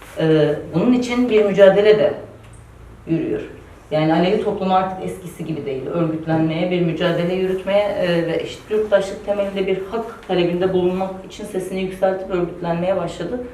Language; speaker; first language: Turkish; non-native, local second language; Kurdish